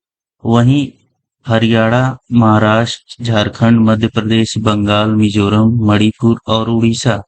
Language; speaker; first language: Hindi; native; Hindi